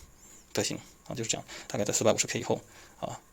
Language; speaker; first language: Chinese; native; Chinese